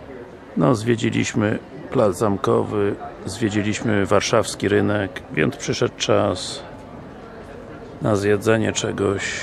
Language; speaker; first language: Polish; native; Polish